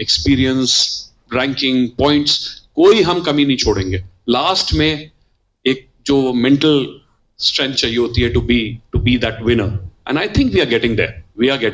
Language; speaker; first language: Hindi; native; Hindi